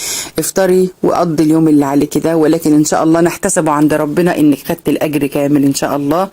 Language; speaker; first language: Arabic; native; Arabic